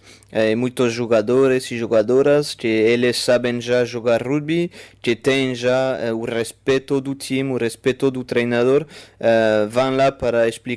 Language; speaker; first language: Portuguese; non-native, fluent; French